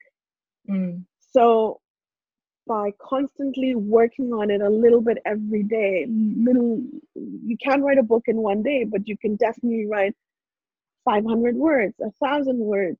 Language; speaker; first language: English; non-native, local second language; Punjabi